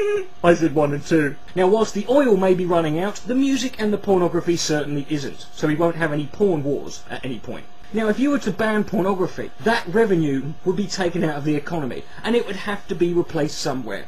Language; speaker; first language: English; native; English